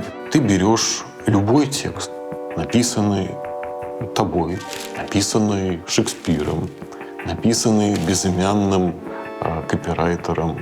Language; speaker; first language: Russian; native; Russian